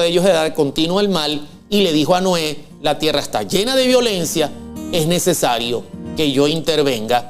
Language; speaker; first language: Spanish; native; Spanish